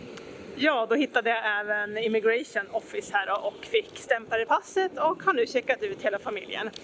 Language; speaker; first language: Swedish; native; Swedish